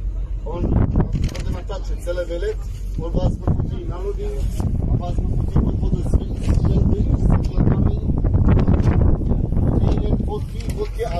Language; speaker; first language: Czech; non-native, fluent; Arabic